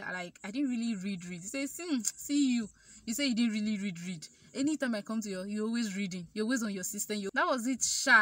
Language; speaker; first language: English; non-native, local second language; Igbo